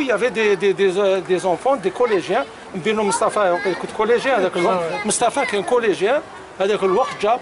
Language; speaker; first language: French; non-native, local second language; Arabic